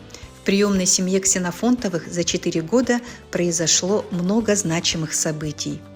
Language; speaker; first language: Russian; native; Russian